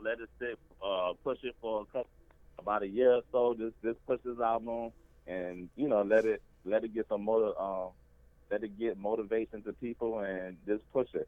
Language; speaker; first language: English; native; English